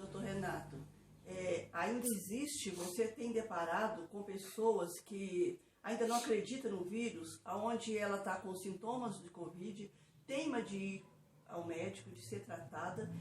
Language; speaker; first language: Portuguese; native; Portuguese